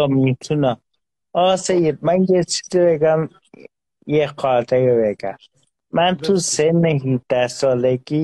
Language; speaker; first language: Persian; non-native, local second language; Azerbaijani